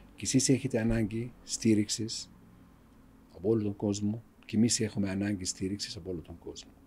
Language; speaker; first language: Greek; non-native, fluent; Arabic